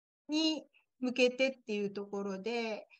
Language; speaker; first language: Japanese; native; Japanese